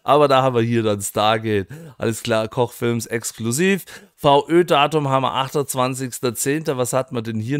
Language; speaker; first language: German; native; German